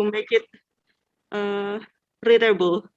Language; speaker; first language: English; non-native, fluent; Indonesian